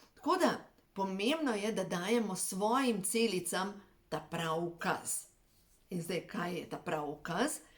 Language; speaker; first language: Slovenian; native; Slovenian